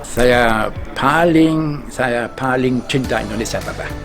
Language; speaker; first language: Indonesian; non-native, fluent; German